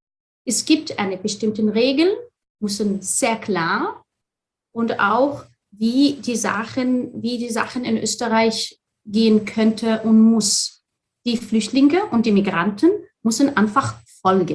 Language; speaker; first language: German; non-native, fluent; Arabic